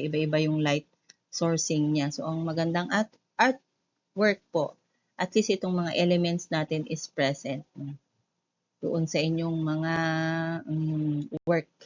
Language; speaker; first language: Filipino; native; Filipino